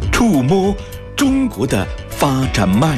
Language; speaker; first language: Chinese; native; Chinese